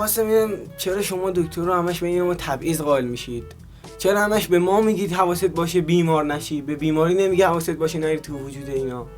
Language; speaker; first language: Persian; native; Persian